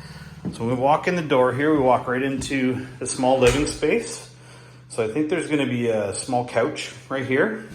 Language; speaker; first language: English; native; English